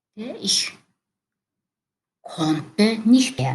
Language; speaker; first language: German; non-native, learner; Mongolian